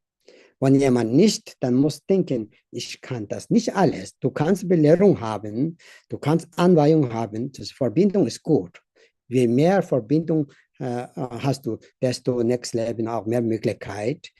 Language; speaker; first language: German; non-native, learner; Tibetan